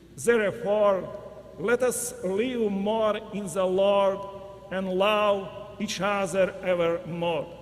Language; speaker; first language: English; non-native, fluent; Ukrainian